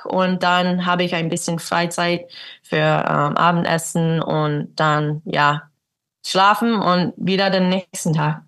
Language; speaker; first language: German; early bilingual, heritage; English